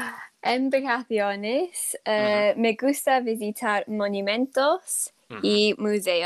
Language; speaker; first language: Spanish; non-native, learner; English